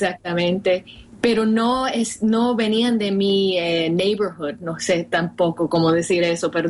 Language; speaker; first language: Spanish; early bilingual, heritage; Spanish